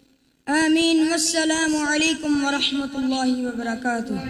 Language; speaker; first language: Arabic; non-native, learner; Urdu